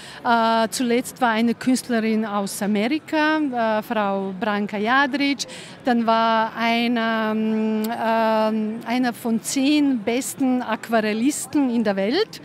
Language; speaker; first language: German; non-native, fluent; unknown